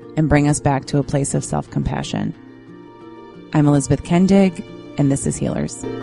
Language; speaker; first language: English; native; English